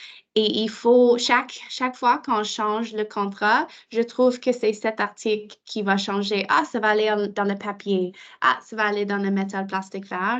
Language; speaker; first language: French; non-native, local second language; English